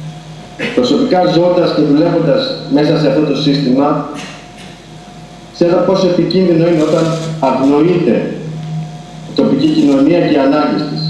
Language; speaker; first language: Greek; native; Greek